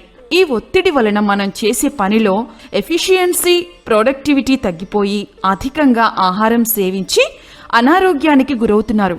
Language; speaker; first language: Telugu; native; Telugu